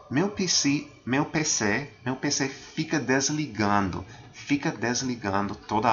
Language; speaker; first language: Portuguese; non-native, fluent; English